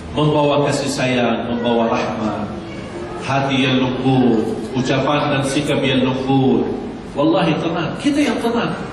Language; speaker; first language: Malay; non-native, fluent; Arabic